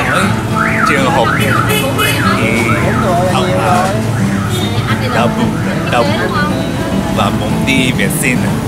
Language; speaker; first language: Vietnamese; non-native, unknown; Japanese